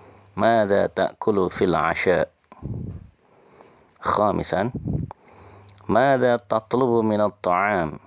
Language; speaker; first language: Arabic; non-native, fluent; Indonesian